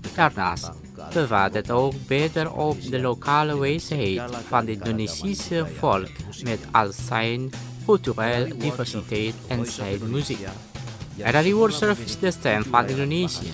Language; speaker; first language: Dutch; non-native, learner; Indonesian